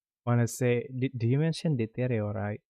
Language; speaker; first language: English; non-native, fluent; Indonesian